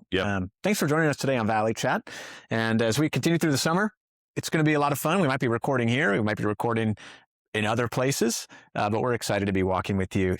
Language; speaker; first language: English; native; English